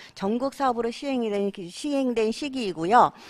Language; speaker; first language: Korean; native; Korean